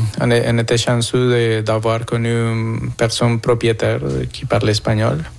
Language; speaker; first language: French; non-native, fluent; Spanish